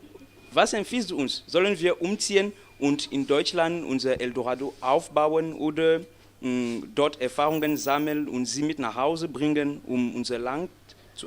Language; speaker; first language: German; non-native, fluent; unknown